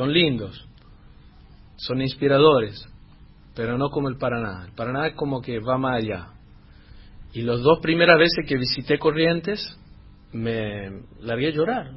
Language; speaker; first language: Spanish; non-native, fluent; Dutch